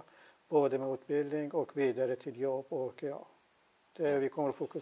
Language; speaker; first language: Swedish; non-native, fluent; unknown